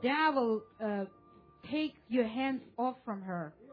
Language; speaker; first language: English; non-native, learner; Russian